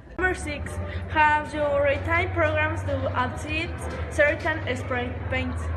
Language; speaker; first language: English; non-native, learner; Spanish